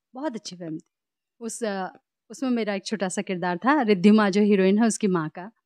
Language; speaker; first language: Hindi; native; Hindi